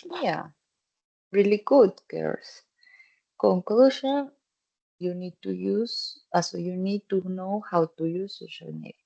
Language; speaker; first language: English; non-native, fluent; Spanish